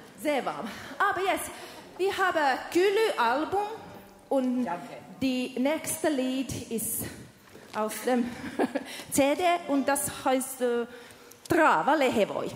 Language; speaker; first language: German; non-native, learner; Finnish